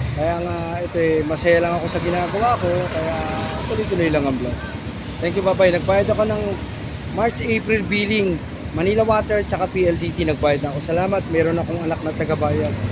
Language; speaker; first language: Filipino; native; Filipino